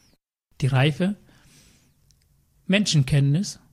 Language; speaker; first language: German; early bilingual, other home language; Tamil